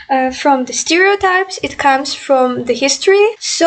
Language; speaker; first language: English; non-native, fluent; Ukrainian